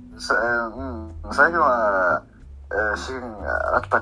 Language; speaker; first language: Japanese; non-native, learner; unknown